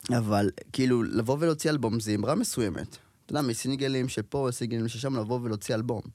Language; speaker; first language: Hebrew; native; Hebrew